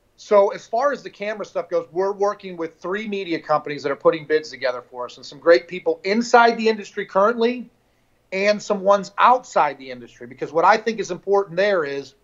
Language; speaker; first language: English; native; English